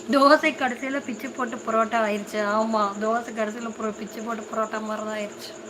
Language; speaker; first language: Tamil; non-native, local second language; Kannada